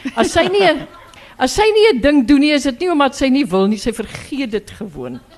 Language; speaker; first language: Afrikaans; native; Afrikaans